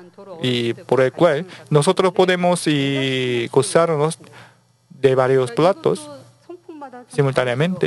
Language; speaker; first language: Spanish; non-native, learner; Korean